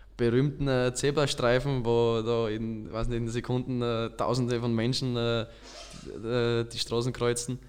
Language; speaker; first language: German; native; German